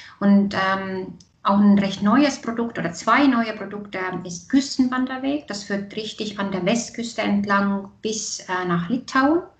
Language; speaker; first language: German; non-native, fluent; Estonian